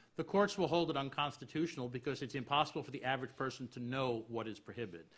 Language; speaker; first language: English; native; English